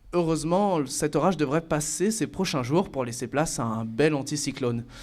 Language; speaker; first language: French; native; French